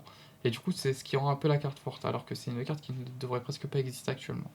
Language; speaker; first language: French; native; French